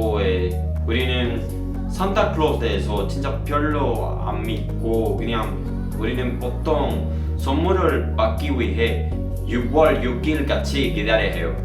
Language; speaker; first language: Korean; non-native, learner; Spanish